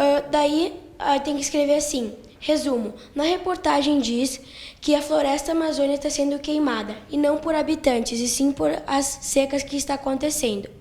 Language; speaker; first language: Portuguese; native; Portuguese